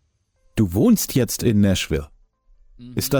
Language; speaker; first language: German; native; German